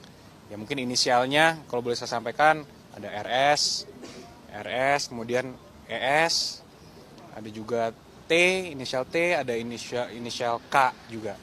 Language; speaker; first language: Indonesian; native; Indonesian